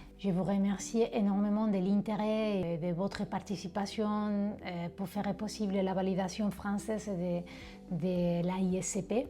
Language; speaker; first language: French; non-native, fluent; Spanish